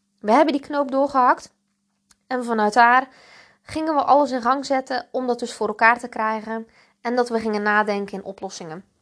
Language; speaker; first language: Dutch; native; Dutch